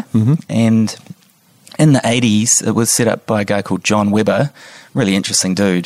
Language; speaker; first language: English; native; English